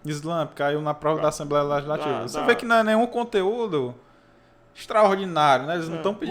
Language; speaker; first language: Portuguese; native; Portuguese